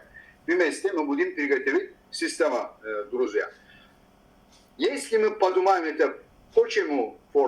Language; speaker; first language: Russian; non-native, learner; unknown